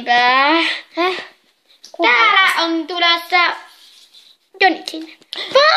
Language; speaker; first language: Finnish; native; Finnish